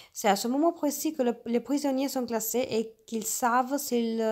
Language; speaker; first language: French; non-native, learner; Albanian